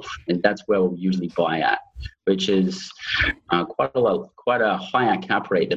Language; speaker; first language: English; native; English